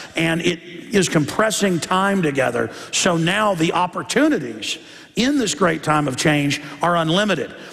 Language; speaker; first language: English; native; English